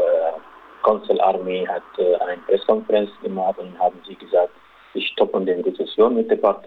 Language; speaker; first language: German; non-native, local second language; Arabic